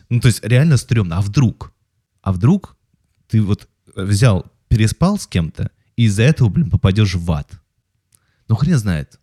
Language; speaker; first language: Russian; native; Russian